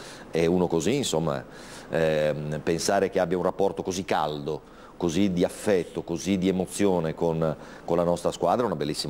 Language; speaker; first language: Italian; native; Italian